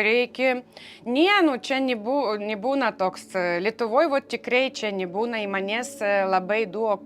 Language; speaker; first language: Lithuanian; non-native, learner; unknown